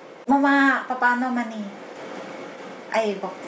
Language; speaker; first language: English; non-native, learner; Indonesian